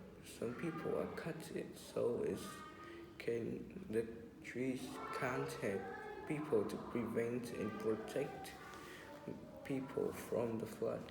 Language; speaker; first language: English; non-native, learner; Vietnamese